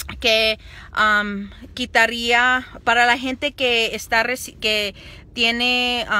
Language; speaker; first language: Spanish; early bilingual, other home language; English